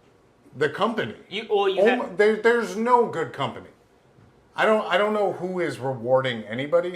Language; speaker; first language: English; native; English